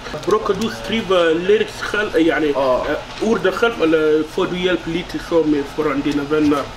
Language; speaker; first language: Swedish; non-native, learner; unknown